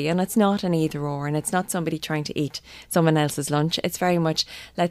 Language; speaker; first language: English; native; English